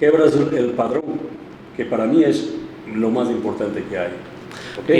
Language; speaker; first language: Spanish; non-native, fluent; Portuguese